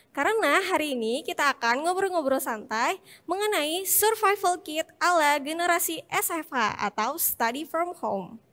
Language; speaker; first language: Indonesian; native; Indonesian